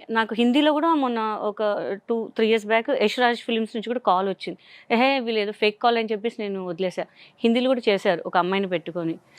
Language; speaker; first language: Telugu; non-native, local second language; Hindi